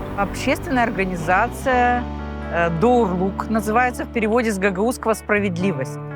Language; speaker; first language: Russian; non-native, local second language; Gagauz